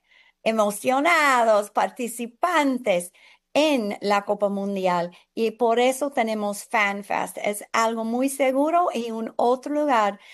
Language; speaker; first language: Spanish; non-native, fluent; English